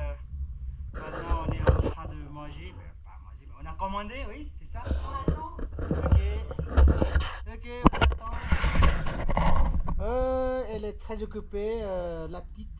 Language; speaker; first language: French; non-native, fluent; Nepali